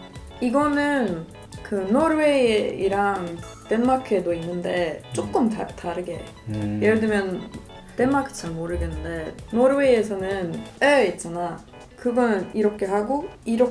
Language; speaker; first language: Korean; non-native, learner; Swedish